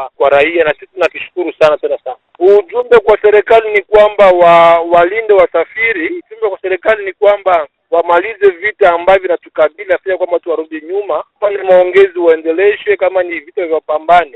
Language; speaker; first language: Swahili; native; Swahili